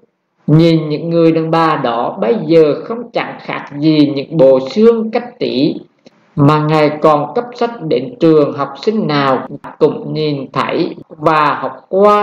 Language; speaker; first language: Vietnamese; native; Vietnamese